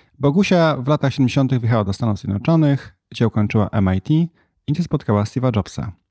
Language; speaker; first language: Polish; native; Polish